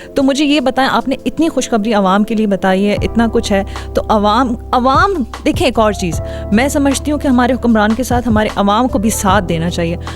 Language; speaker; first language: Urdu; native; Urdu